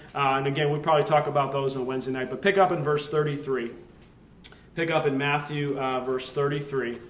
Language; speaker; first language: English; native; English